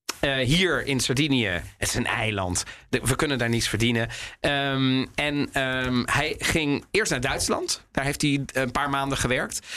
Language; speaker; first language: Dutch; early bilingual, other home language; Italian